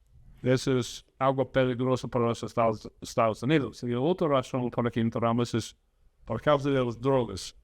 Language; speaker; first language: Spanish; non-native, fluent; English